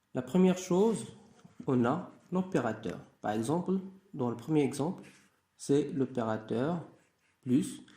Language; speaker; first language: French; non-native, local second language; Arabic